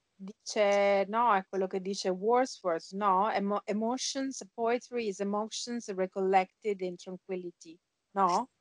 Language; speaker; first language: Italian; native; Italian